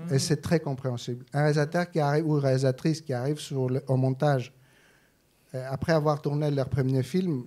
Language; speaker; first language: French; non-native, fluent; Greek